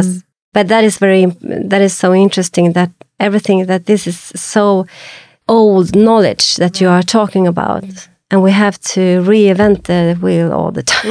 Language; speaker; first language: English; non-native, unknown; Swedish